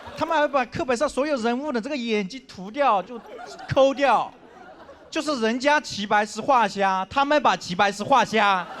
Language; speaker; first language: Chinese; non-native, local second language; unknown